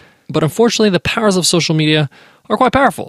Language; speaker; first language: English; native; English